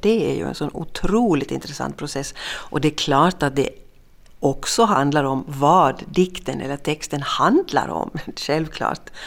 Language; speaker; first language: Swedish; native; Swedish